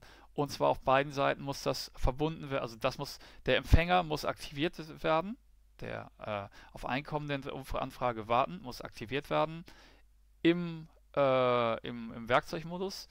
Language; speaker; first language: German; native; German